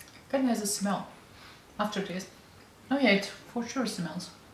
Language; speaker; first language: English; non-native, fluent; Turkish